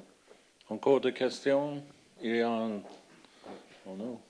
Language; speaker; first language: French; non-native, fluent; English